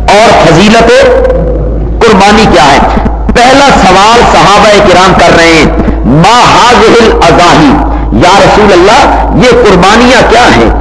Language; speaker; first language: Urdu; non-native, local second language; Punjabi